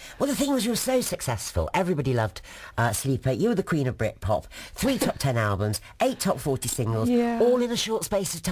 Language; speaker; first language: English; native; English